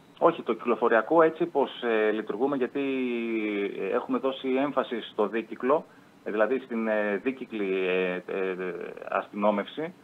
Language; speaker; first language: Greek; native; Greek